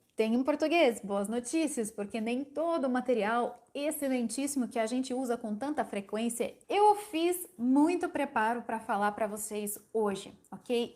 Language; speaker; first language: Portuguese; non-native, fluent; Ukrainian